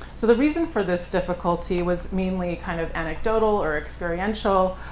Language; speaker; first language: English; native; English